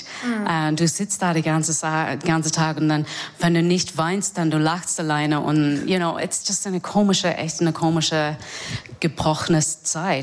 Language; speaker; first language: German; non-native, fluent; English